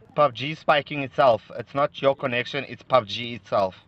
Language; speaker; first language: English; native; English